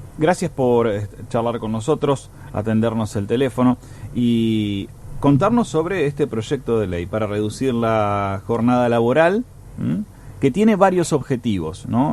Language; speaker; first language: Spanish; native; Spanish